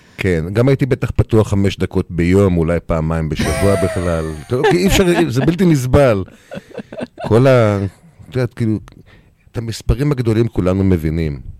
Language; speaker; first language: Hebrew; native; Hebrew